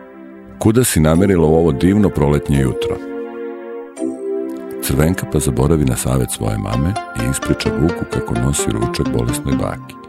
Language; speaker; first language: Serbian; native; Serbian